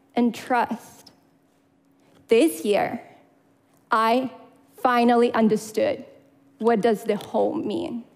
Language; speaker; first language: English; non-native, fluent; Russian